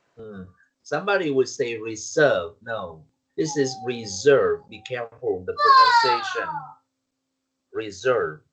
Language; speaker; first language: English; non-native, learner; Vietnamese